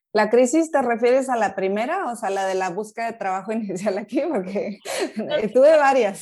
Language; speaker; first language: Spanish; native; Spanish